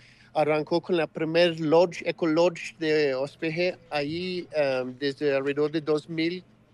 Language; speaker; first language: Spanish; non-native, fluent; English